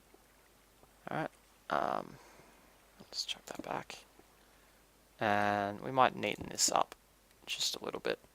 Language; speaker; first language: English; native; English